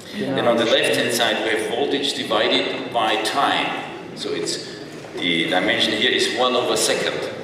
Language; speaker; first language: English; non-native, fluent; German